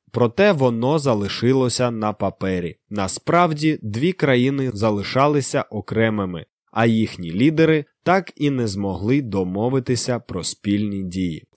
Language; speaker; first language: Ukrainian; native; Ukrainian